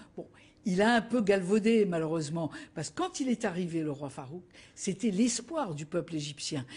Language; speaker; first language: French; native; French